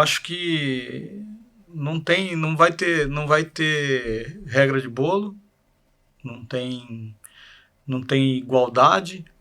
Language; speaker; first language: Portuguese; native; Portuguese